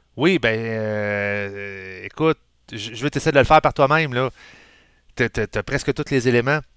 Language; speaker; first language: French; native; French